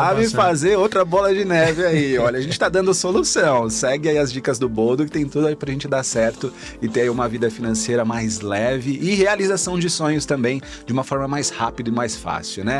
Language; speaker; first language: Portuguese; native; Portuguese